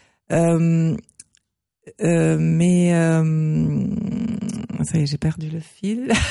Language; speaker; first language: French; non-native, fluent; German